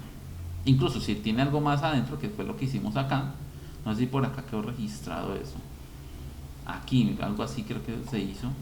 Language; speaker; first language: Spanish; native; Spanish